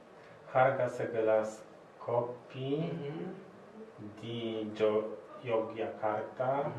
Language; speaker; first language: Indonesian; non-native, learner; Polish